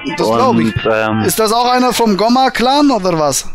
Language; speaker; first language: German; native; German